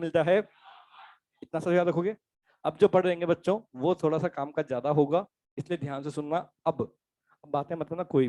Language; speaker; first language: Hindi; native; Hindi